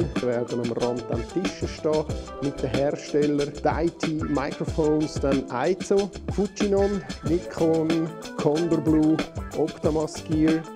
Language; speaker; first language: German; native; German